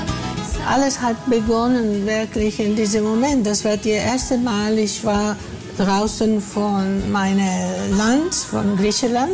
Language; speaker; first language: German; non-native, fluent; Greek